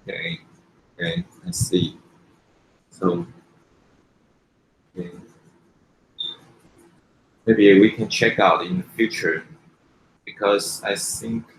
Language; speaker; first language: English; non-native, fluent; Chinese